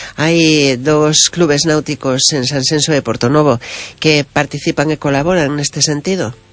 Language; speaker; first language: Galician; non-native, local second language; Spanish